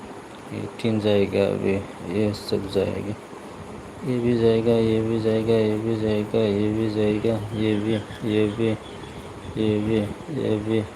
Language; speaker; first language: Hindi; non-native, local second language; Bodo